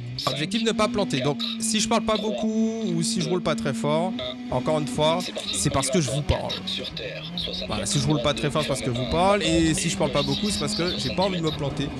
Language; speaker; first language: French; native; French